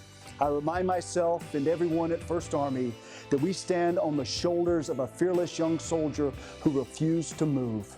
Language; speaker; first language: English; native; English